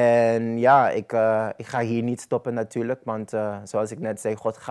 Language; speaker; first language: Dutch; non-native, local second language; Papiamento